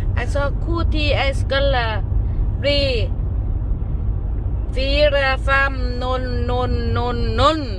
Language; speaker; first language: Norwegian; non-native, learner; Thai